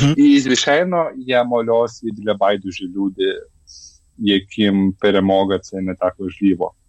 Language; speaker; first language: Ukrainian; non-native, learner; Lithuanian